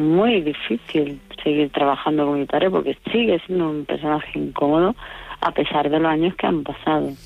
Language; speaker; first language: Spanish; native; Spanish